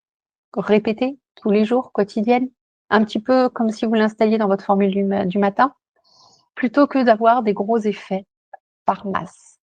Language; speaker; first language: French; native; French